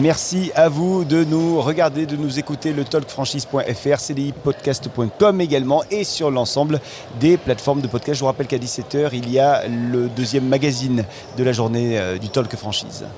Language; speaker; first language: French; native; French